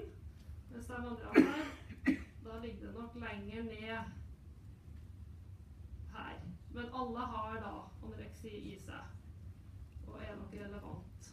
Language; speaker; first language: Norwegian; native; Norwegian